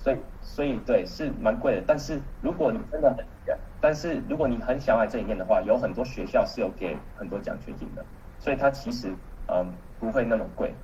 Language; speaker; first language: Chinese; early bilingual, heritage; Chinese